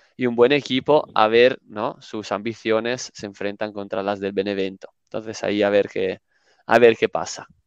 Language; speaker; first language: Spanish; non-native, fluent; Italian